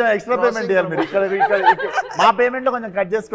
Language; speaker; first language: Telugu; native; Telugu